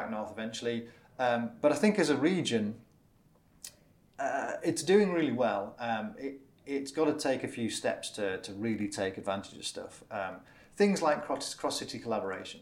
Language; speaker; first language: English; native; English